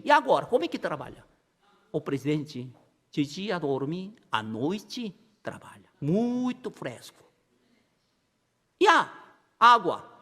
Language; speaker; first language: Portuguese; non-native, learner; Korean